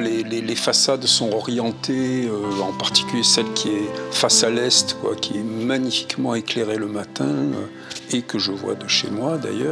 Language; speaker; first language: French; native; French